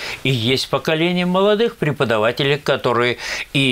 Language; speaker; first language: Russian; native; Russian